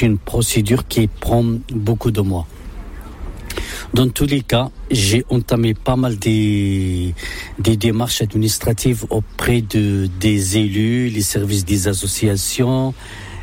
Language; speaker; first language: French; non-native, local second language; Arabic